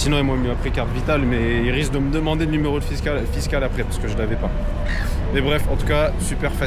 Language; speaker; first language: French; native; French